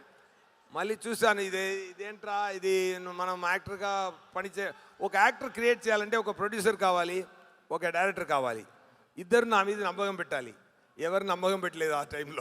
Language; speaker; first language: Telugu; non-native, learner; Tamil